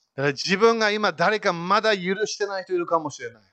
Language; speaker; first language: Japanese; native; Japanese